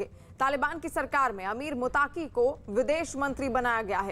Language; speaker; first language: Hindi; native; Hindi